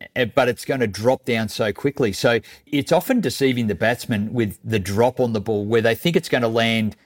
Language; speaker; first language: English; native; English